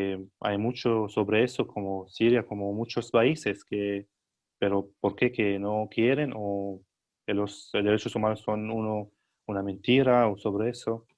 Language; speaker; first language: Spanish; non-native, learner; Arabic